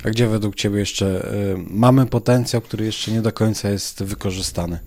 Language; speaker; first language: Polish; native; Polish